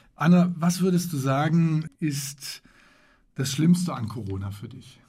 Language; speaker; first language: German; native; German